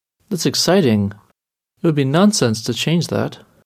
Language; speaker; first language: English; native; English